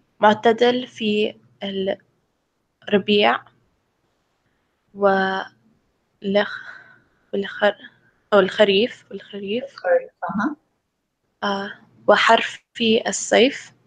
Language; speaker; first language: Arabic; non-native, learner; English